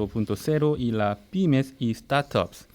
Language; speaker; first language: Spanish; non-native, fluent; Korean